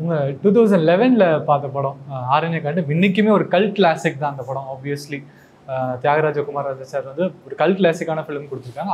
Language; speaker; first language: Tamil; native; Tamil